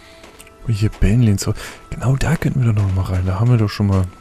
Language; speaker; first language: German; native; German